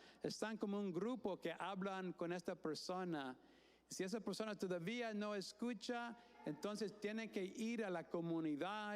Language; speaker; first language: Spanish; non-native, fluent; English